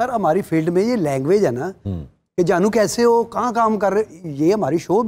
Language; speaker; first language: Urdu; non-native, local second language; Punjabi